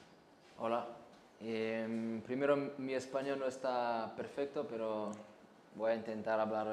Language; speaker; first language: Spanish; non-native, learner; French